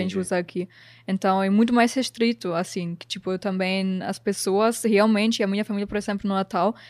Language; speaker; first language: Portuguese; non-native, fluent; German